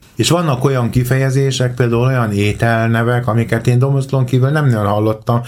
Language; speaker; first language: Hungarian; native; Hungarian